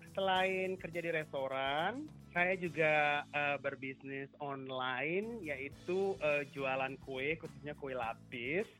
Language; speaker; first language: Indonesian; native; Indonesian